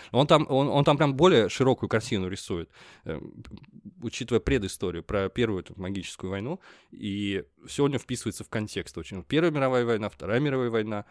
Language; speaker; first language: Russian; native; Russian